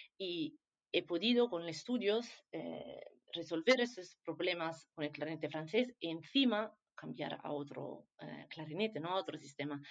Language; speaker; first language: Spanish; non-native, fluent; Italian